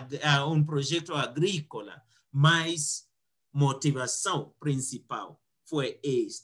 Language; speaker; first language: Portuguese; non-native, fluent; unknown